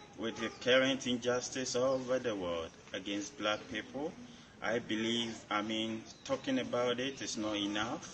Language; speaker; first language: English; non-native, local second language; Akan